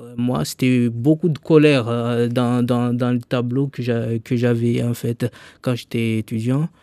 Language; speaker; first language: French; non-native, local second language; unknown